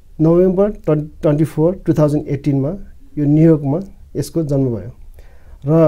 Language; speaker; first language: Nepali; non-native, local second language; Eastern Tamang